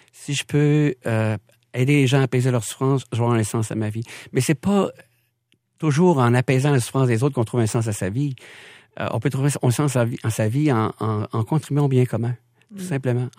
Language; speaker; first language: French; native; French